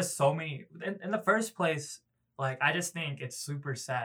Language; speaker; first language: English; early bilingual, other home language; Cebuano